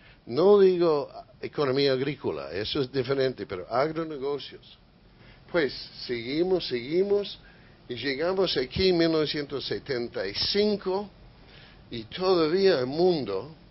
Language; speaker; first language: Spanish; non-native, fluent; English